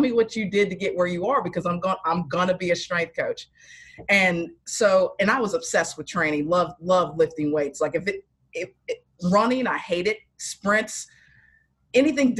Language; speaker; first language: English; native; English